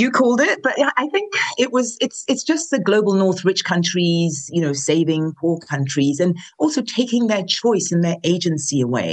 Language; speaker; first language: English; non-native, local second language; Yoruba